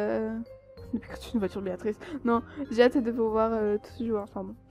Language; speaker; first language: French; native; French